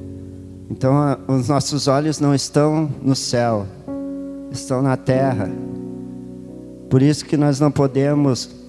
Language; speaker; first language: Portuguese; native; Portuguese